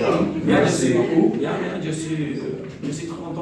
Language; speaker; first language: French; non-native, fluent; Spanish